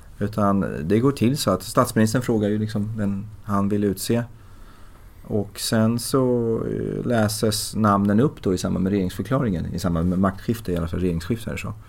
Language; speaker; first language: Swedish; early bilingual, other home language; Persian